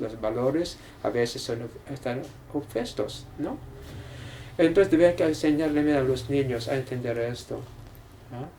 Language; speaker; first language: Spanish; non-native, learner; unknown